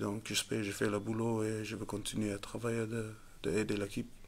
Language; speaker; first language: French; non-native, fluent; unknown